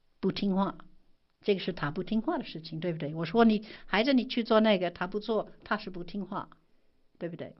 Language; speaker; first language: Chinese; non-native, fluent; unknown